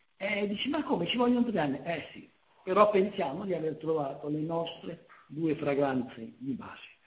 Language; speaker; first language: Italian; native; Italian